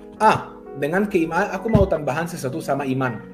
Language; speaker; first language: Indonesian; non-native, fluent; Hebrew